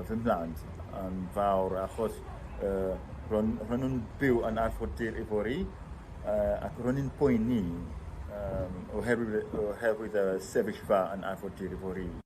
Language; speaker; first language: Welsh; non-native, fluent; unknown